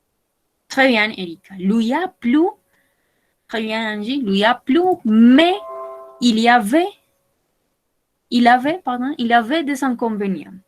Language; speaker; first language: French; non-native, fluent; Spanish